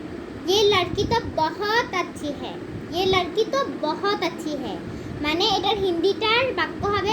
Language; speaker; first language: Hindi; non-native, learner; Bangla